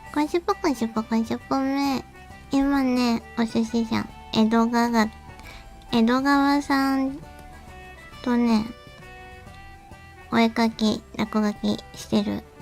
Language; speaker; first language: Japanese; native; Japanese